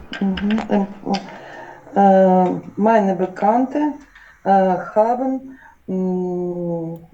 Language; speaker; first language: German; non-native, learner; Ukrainian